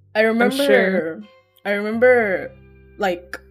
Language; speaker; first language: English; early bilingual, other home language; Sinhala